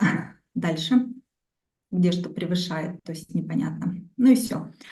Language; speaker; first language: Russian; native; Russian